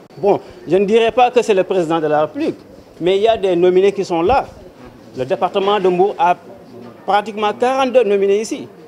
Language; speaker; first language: French; non-native, local second language; Wolof